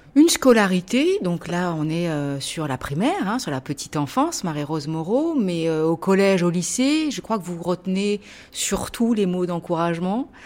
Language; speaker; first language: French; native; French